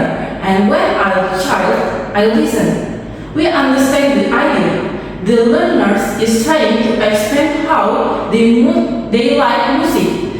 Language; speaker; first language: English; non-native, learner; Indonesian